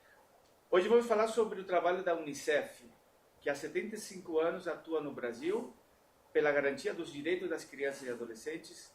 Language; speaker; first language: Portuguese; non-native, fluent; Spanish